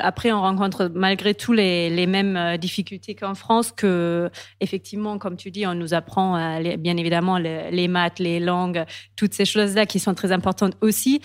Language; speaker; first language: French; non-native, fluent; German